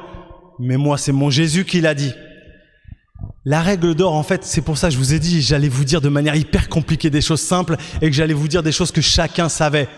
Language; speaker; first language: French; native; French